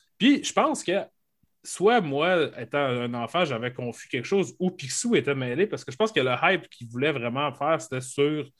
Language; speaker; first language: French; native; French